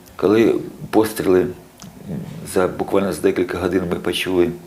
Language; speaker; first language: Ukrainian; native; Ukrainian